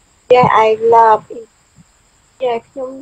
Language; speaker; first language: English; non-native, learner; Khmer